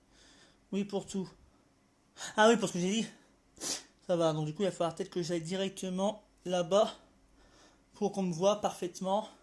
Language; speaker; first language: French; native; French